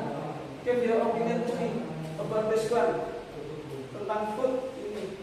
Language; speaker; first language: English; non-native, learner; Indonesian